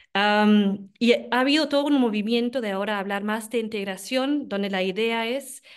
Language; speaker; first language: Spanish; non-native, fluent; German